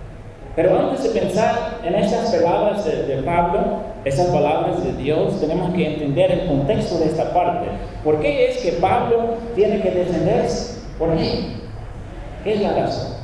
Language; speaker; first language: Spanish; non-native, fluent; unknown